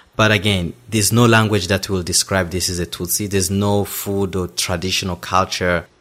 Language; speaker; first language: English; non-native, fluent; Rundi